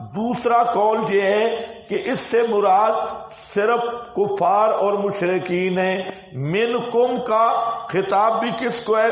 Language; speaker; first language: Urdu; non-native, local second language; Saraiki